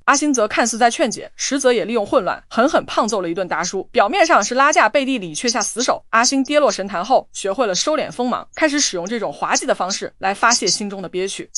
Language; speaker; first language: Chinese; native; Chinese